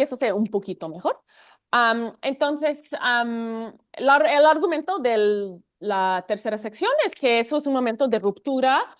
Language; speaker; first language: Spanish; non-native, fluent; English